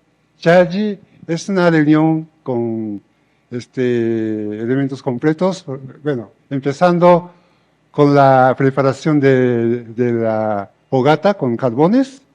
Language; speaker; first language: Spanish; non-native, fluent; Japanese